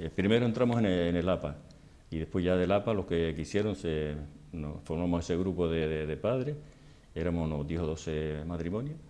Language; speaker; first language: Spanish; native; Spanish